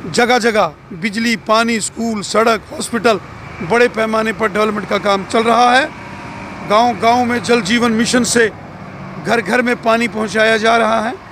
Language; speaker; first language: Hindi; non-native, local second language; Dogri